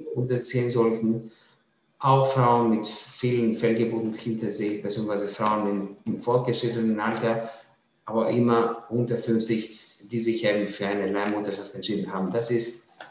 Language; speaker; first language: German; non-native, fluent; Greek